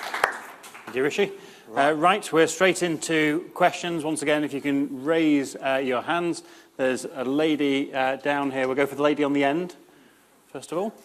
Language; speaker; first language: English; native; English